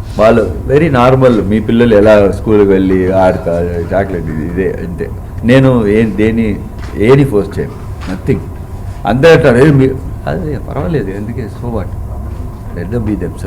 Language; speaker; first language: Telugu; non-native, learner; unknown